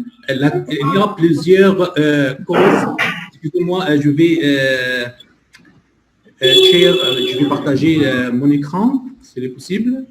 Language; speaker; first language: French; non-native, fluent; Arabic